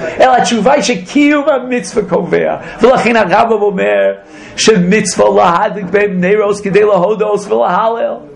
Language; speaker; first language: Hebrew; non-native, fluent; English